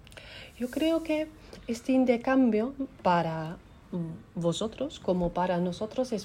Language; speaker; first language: Spanish; non-native, fluent; German